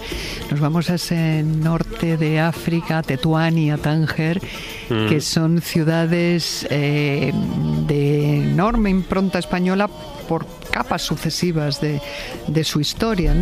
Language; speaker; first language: Spanish; native; Spanish